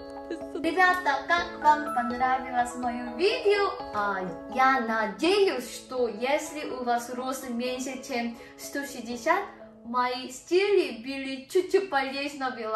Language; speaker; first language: Russian; non-native, fluent; Korean